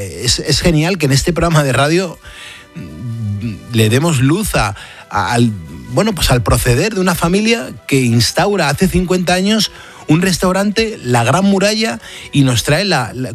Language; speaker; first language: Spanish; native; Spanish